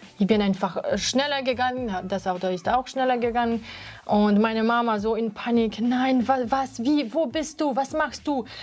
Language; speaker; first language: German; non-native, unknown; Russian